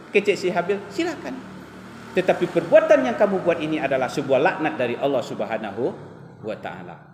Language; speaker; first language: Malay; non-native, local second language; Minangkabau